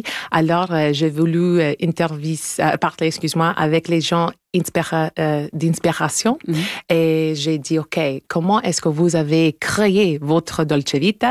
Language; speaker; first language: French; non-native, local second language; English